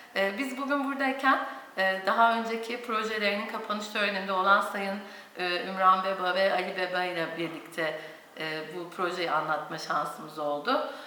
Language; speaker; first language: Turkish; native; Turkish